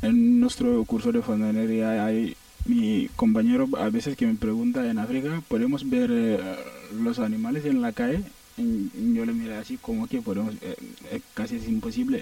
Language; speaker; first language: Spanish; non-native, learner; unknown